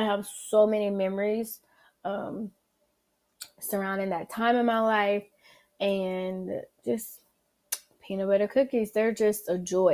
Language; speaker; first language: English; native; English